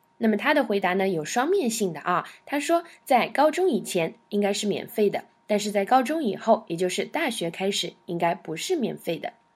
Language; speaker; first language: Chinese; native; Chinese